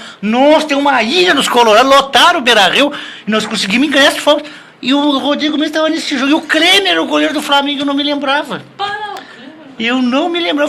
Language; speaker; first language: Portuguese; native; Portuguese